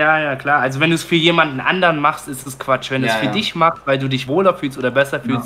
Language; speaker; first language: German; native; German